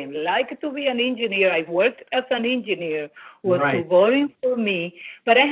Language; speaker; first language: English; non-native, fluent; Spanish